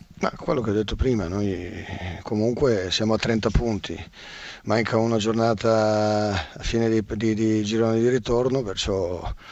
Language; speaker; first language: Italian; non-native, fluent; Serbian